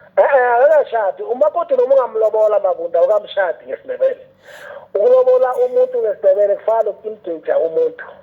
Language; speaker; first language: Zulu; non-native, local second language; South Ndebele